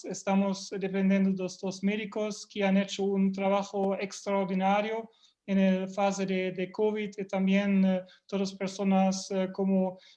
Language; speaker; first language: Spanish; non-native, fluent; German